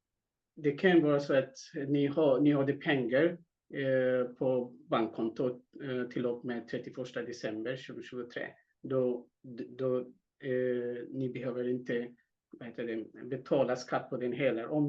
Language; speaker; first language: Swedish; non-native, fluent; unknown